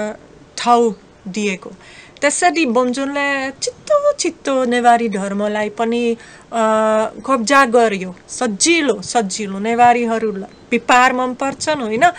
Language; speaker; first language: Nepali; non-native, fluent; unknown